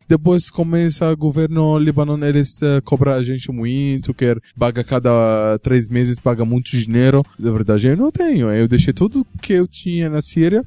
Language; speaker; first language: Portuguese; non-native, learner; Arabic